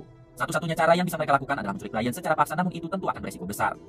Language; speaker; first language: Indonesian; native; Indonesian